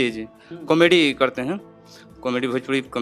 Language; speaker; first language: Hindi; non-native, local second language; Bhojpuri